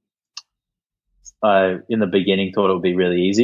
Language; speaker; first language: English; native; English